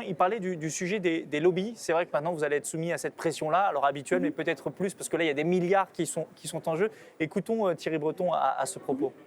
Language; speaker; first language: French; native; French